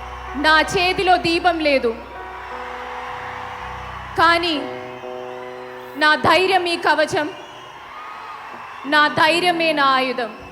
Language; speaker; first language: Telugu; non-native, learner; Malayalam